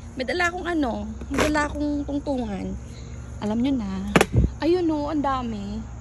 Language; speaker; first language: Filipino; native; Filipino